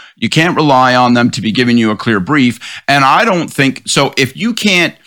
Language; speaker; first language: English; native; English